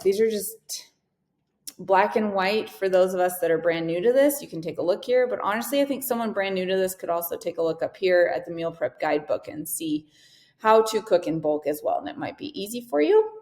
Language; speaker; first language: English; native; English